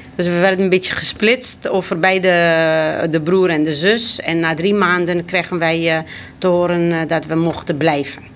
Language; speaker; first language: Dutch; early bilingual, other home language; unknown